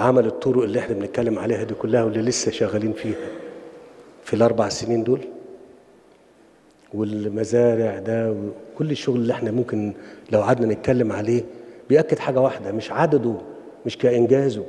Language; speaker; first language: Arabic; native; Arabic